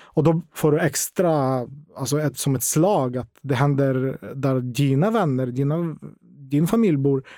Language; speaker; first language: Swedish; non-native, fluent; Ukrainian